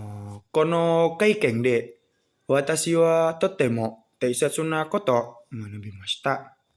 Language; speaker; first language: Japanese; non-native, learner; Indonesian